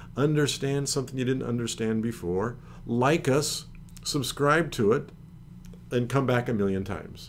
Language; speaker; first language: English; native; English